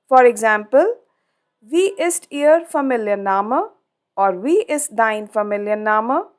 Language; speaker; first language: German; non-native, fluent; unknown